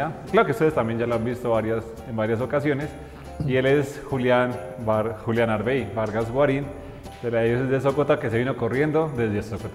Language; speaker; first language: Spanish; native; Spanish